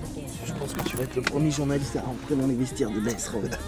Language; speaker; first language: French; native; French